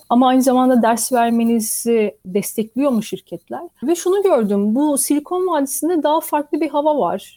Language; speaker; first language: Turkish; native; Turkish